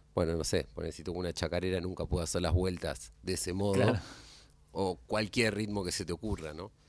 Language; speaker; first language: Spanish; native; Spanish